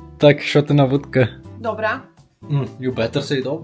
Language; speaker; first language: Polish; non-native, learner; Italian